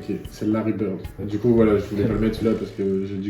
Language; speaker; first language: French; native; French